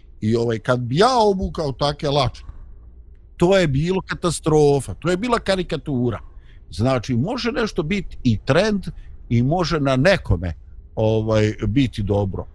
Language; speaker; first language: Bosnian; native; Bosnian